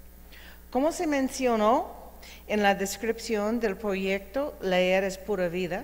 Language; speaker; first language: Spanish; non-native, fluent; English